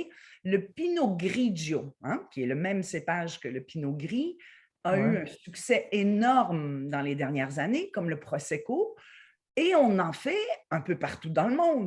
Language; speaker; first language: French; native; French